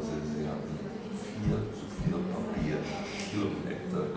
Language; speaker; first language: German; non-native, learner; Czech